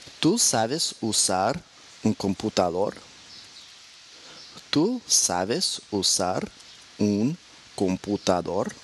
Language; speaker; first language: Spanish; non-native, fluent; English